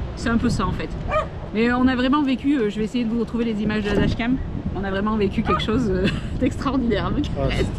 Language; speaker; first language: French; native; French